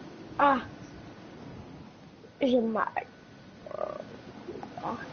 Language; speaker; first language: French; native; French